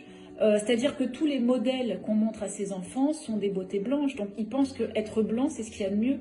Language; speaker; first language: French; native; French